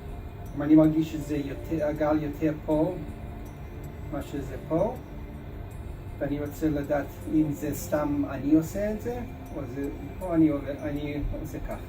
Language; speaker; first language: Hebrew; non-native, fluent; English